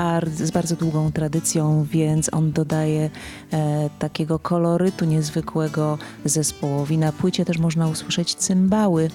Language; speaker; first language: Polish; native; Polish